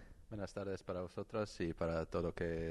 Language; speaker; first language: Spanish; non-native, learner; Croatian